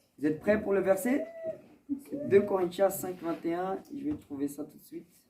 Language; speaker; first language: French; early bilingual, other home language; Portuguese